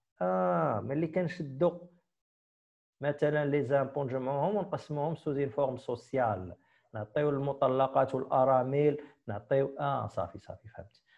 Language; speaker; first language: French; non-native, local second language; Arabic